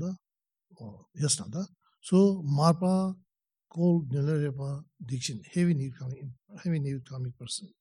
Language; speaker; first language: Russian; non-native, learner; Tibetan